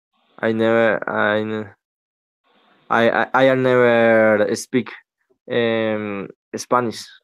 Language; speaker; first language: English; non-native, learner; Spanish